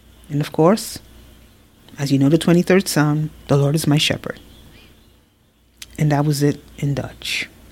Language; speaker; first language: English; native; English